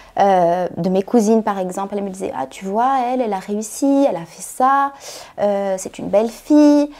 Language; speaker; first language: French; native; French